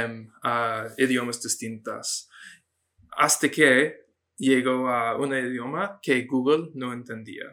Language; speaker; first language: Spanish; non-native, fluent; English